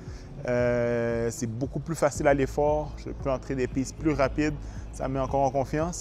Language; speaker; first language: French; native; French